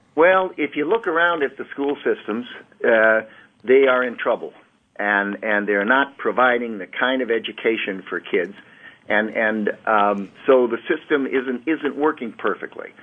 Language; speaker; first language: English; native; English